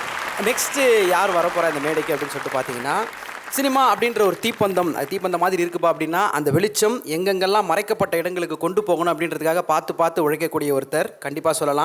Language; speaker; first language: Tamil; native; Tamil